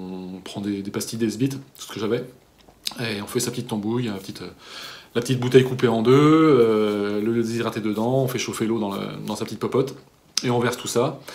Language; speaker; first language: French; native; French